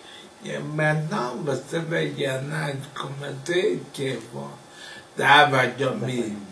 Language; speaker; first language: French; non-native, fluent; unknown